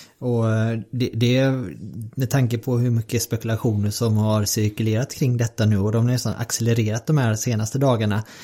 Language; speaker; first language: Swedish; native; Swedish